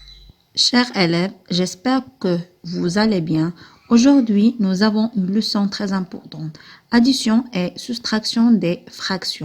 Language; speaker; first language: French; non-native, local second language; Arabic